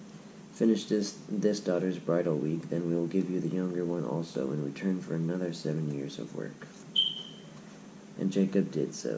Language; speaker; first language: English; native; English